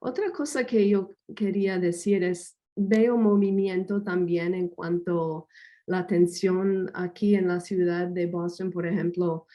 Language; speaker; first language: Spanish; non-native, fluent; English